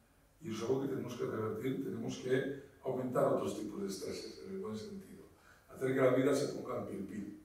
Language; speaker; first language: Spanish; native; Spanish